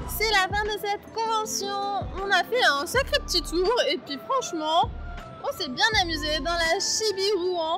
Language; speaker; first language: French; native; French